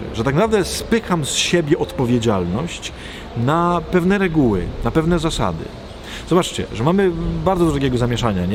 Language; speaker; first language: Polish; native; Polish